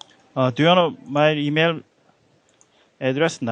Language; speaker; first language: English; non-native, learner; Korean